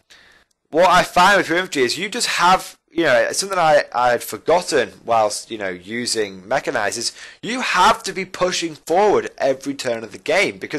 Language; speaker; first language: English; native; English